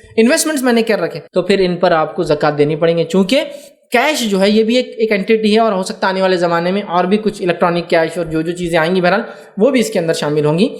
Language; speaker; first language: Urdu; native; Urdu